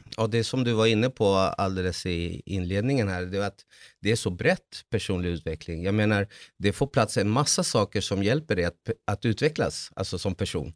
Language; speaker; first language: Swedish; early bilingual, other home language; Spanish